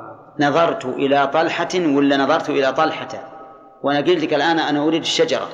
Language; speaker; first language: Arabic; native; Arabic